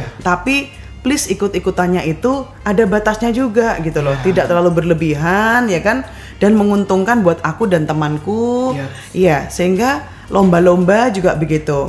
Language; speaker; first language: Indonesian; native; Indonesian